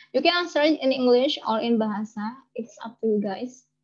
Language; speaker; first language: English; non-native, fluent; Indonesian